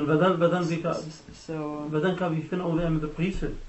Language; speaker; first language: Danish; non-native, learner; Arabic